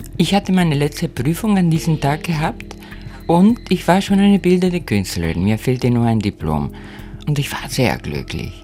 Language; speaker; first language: German; non-native, fluent; Spanish